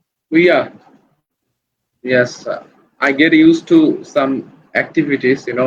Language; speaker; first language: English; non-native, learner; Bangla